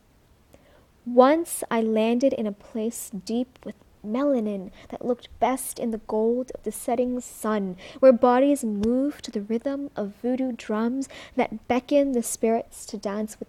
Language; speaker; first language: English; early bilingual, other home language; Marathi